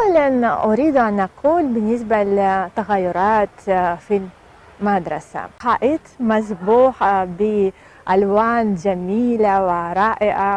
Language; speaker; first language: Arabic; non-native, fluent; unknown